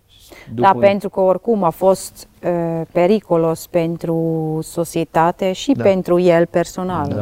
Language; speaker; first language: Romanian; non-native, learner; Dutch